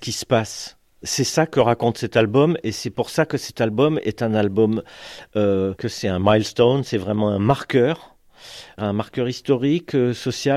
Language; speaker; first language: French; native; French